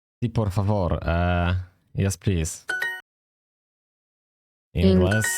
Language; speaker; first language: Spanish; non-native, learner; English